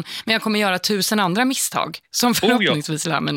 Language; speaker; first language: Swedish; native; Swedish